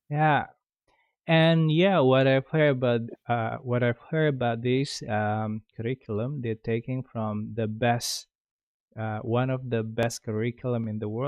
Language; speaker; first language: English; non-native, fluent; Indonesian